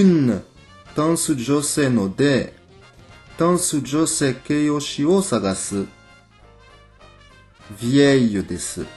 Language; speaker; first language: Japanese; non-native, fluent; French